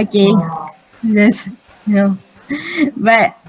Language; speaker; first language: English; non-native, local second language; Malay